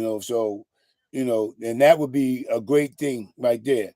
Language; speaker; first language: English; native; English